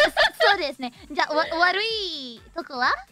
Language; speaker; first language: Japanese; non-native, fluent; Indonesian